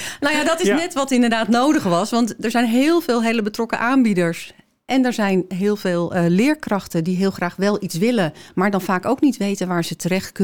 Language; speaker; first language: Dutch; native; Dutch